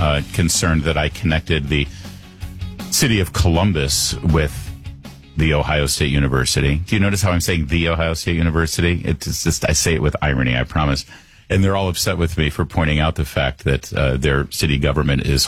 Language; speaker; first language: English; native; English